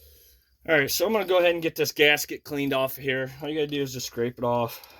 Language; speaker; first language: English; native; English